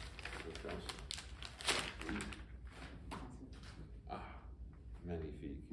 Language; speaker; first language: French; non-native, fluent; English